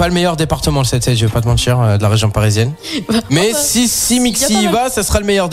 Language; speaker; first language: French; native; French